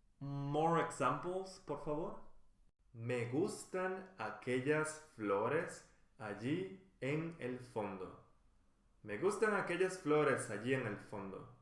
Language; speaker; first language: Spanish; non-native, fluent; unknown